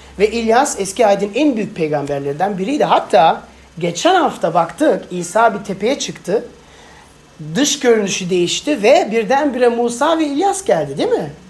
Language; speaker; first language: Turkish; non-native, fluent; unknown